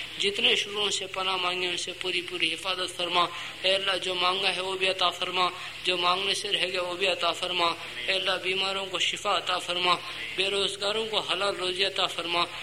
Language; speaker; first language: Urdu; native; Urdu